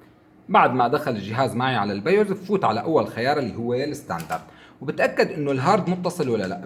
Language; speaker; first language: Arabic; native; Arabic